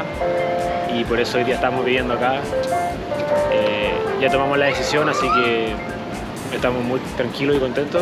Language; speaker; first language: Spanish; native; Spanish